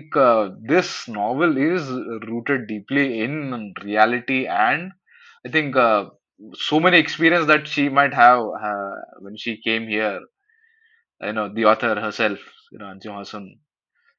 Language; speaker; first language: English; non-native, local second language; Hindi